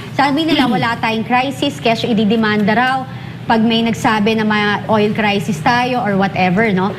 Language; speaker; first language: Filipino; non-native, local second language; Iloko